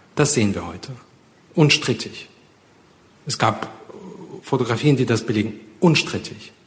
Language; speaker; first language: German; early bilingual, other home language; Russian